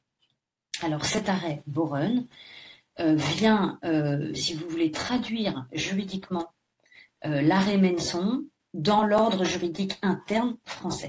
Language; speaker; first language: French; native; French